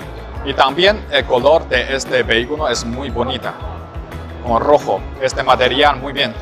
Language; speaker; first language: Spanish; non-native, learner; Chinese